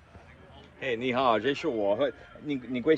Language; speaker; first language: Chinese; non-native, learner; English